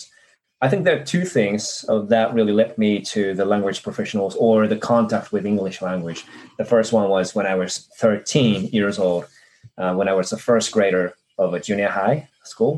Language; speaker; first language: English; non-native, fluent; Japanese